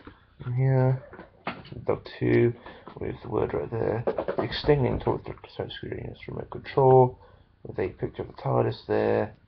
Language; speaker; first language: English; native; English